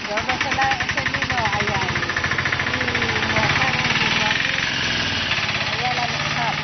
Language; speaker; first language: Hebrew; non-native, fluent; Malayalam